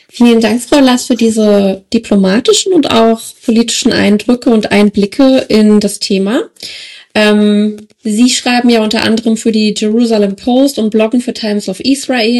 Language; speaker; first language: German; native; German